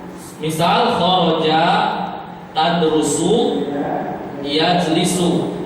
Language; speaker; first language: Arabic; non-native, fluent; Indonesian